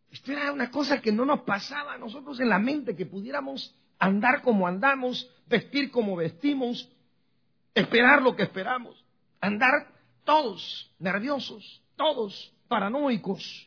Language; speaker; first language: Spanish; native; Spanish